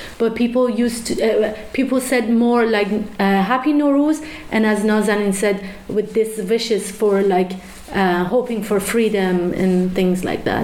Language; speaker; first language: English; non-native, fluent; Persian